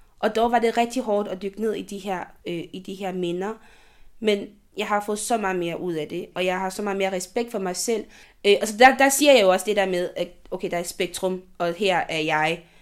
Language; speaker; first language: Danish; early bilingual, other home language; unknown